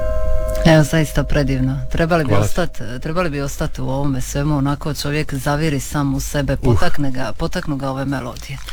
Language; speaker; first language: Serbian; native; Serbian